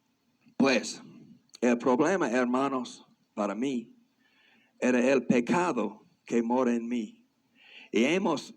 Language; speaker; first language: Spanish; non-native, fluent; English